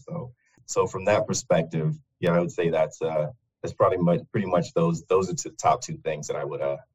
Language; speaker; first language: English; native; English